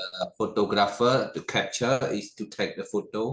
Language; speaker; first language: English; non-native, learner; Khmer